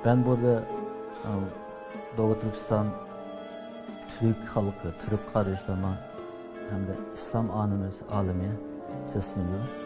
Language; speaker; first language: Turkish; non-native, learner; Uyghur